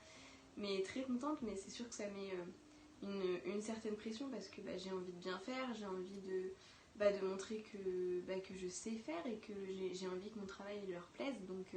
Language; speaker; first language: French; native; French